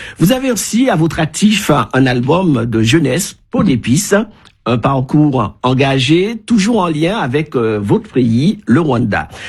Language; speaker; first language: French; native; French